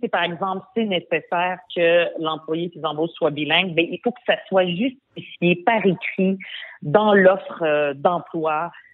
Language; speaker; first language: French; early bilingual, other home language; Arabic